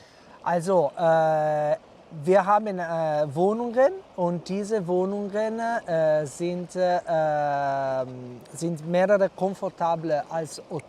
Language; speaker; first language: German; non-native, learner; Italian